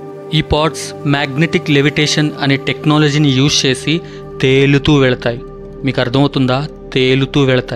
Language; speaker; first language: Telugu; native; Telugu